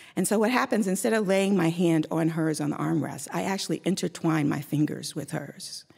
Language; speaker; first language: English; native; English